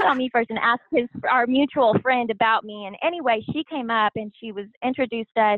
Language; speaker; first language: English; native; English